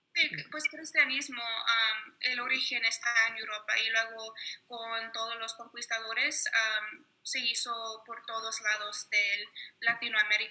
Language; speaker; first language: Spanish; early bilingual, heritage; Spanish